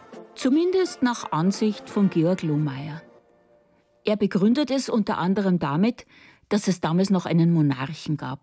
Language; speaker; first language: German; native; German